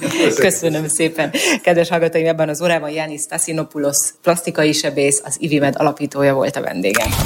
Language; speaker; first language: Hungarian; native; Hungarian